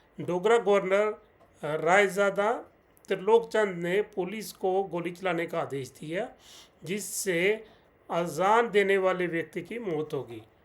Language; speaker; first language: Hindi; non-native, local second language; Punjabi